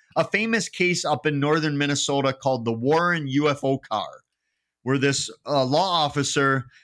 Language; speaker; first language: English; native; English